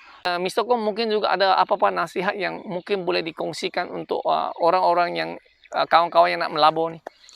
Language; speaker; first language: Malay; non-native, local second language; Chinese